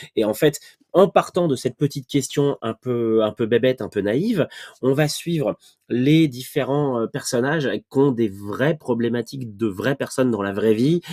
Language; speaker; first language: French; native; French